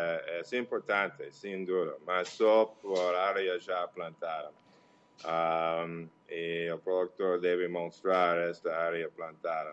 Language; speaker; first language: Portuguese; non-native, learner; English